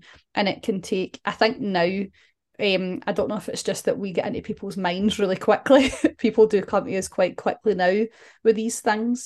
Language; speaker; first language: English; native; English